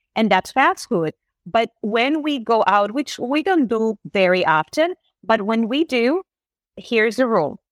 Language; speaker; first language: English; non-native, fluent; Spanish